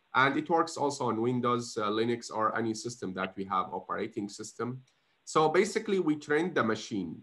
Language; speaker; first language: English; non-native, fluent; Arabic